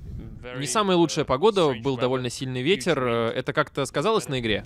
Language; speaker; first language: Russian; native; Russian